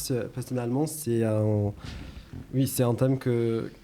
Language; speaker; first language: French; non-native, learner; English